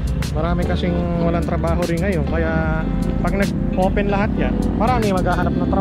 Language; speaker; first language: Filipino; native; Filipino